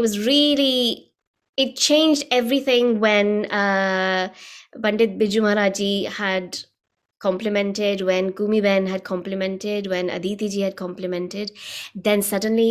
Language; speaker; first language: English; native; English